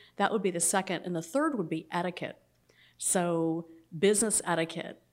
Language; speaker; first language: English; native; English